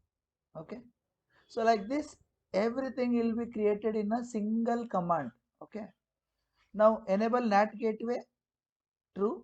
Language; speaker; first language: English; non-native, local second language; Kannada